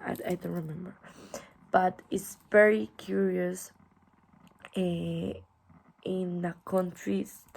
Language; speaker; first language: English; non-native, learner; Spanish